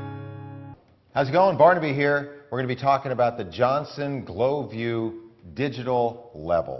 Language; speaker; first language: English; native; English